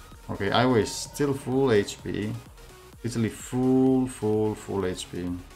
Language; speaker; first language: English; non-native, fluent; Italian